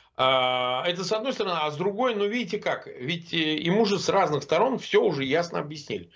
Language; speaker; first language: Russian; native; Russian